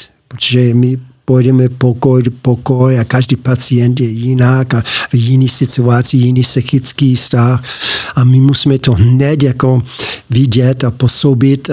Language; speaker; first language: Czech; non-native, learner; English